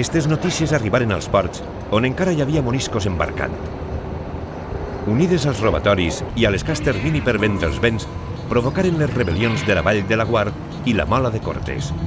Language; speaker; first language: Catalan; native; Catalan